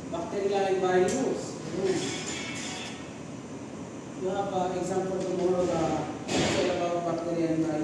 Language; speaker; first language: English; non-native, local second language; Filipino